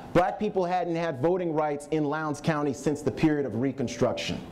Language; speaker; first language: English; native; English